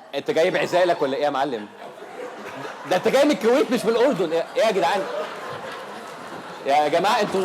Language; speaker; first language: Arabic; native; Arabic